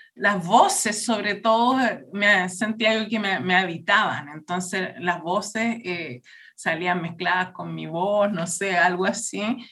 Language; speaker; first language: Spanish; native; Spanish